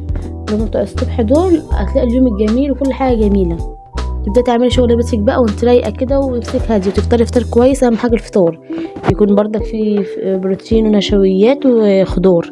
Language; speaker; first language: Arabic; native; Arabic